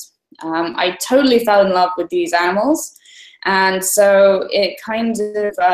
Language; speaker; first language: English; native; English